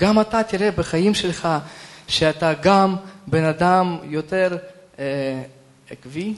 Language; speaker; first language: Hebrew; non-native, fluent; Russian